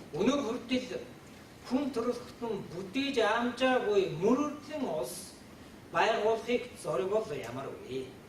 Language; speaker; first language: Mongolian; non-native, fluent; Japanese